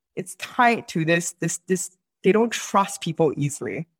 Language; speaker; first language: English; native; English